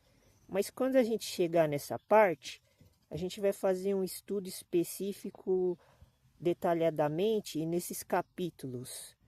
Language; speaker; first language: Portuguese; native; Portuguese